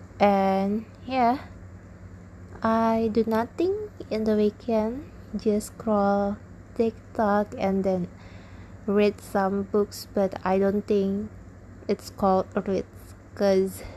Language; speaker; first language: English; non-native, learner; Indonesian